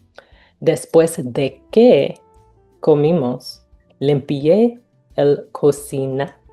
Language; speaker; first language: Spanish; non-native, learner; English